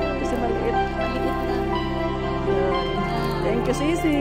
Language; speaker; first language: Filipino; native; Filipino